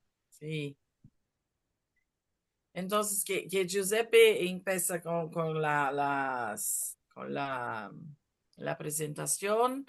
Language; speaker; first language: Spanish; non-native, fluent; Portuguese